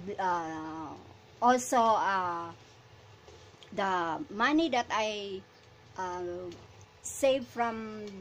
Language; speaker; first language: English; non-native, local second language; Filipino